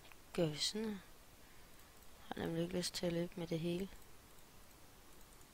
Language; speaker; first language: Danish; native; Danish